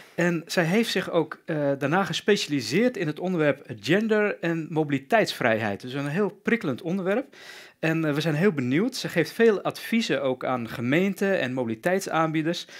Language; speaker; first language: Dutch; native; Dutch